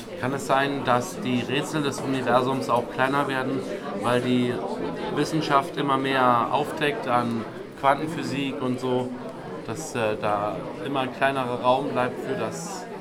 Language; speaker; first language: German; native; German